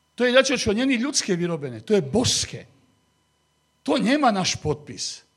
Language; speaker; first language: Slovak; non-native, local second language; Hungarian